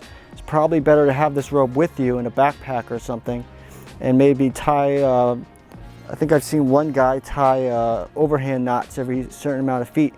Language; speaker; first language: English; native; English